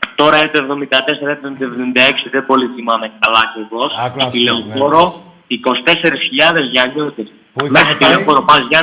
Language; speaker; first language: Greek; native; Greek